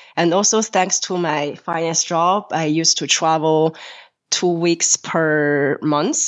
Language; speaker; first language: English; non-native, fluent; Chinese